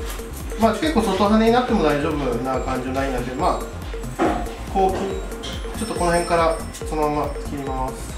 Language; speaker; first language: Japanese; native; Japanese